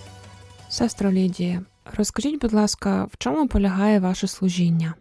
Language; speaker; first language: Ukrainian; native; Ukrainian